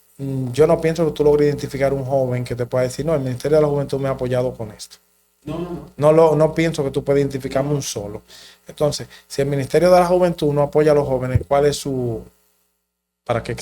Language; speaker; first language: Spanish; native; Spanish